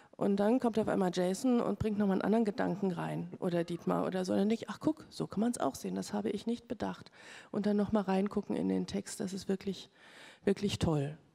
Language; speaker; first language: German; native; German